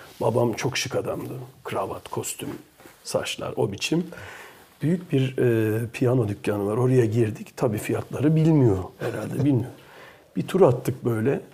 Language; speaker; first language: Turkish; early bilingual, heritage; Turkish